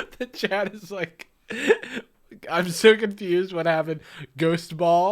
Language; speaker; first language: English; native; English